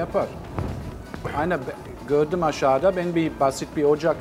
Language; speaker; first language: Turkish; non-native, learner; English